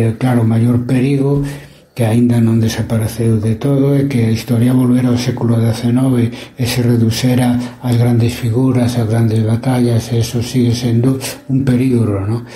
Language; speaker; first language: Galician; non-native, local second language; Spanish